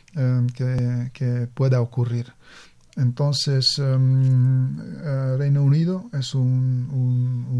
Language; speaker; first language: Spanish; non-native, fluent; Hungarian